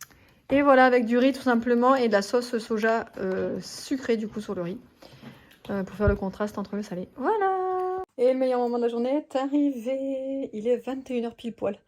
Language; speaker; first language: French; native; French